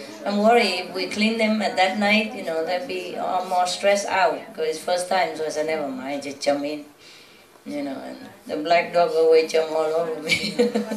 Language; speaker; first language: English; non-native, fluent; Vietnamese